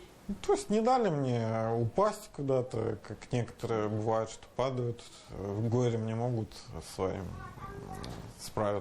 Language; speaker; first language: Russian; native; Russian